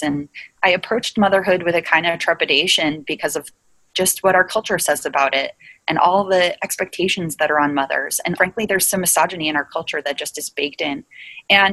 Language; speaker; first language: English; native; English